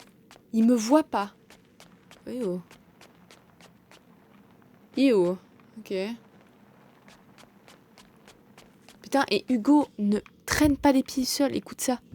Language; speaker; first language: French; native; French